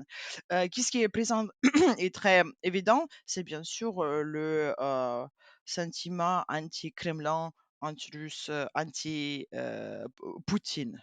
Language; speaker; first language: French; non-native, fluent; Ukrainian